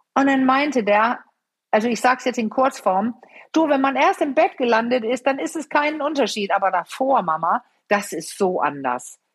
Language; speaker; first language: German; non-native, fluent; Danish